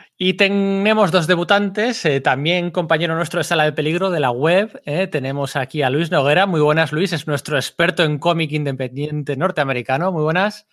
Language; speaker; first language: Spanish; native; Spanish